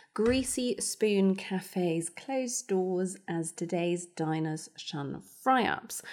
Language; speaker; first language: English; non-native, fluent; German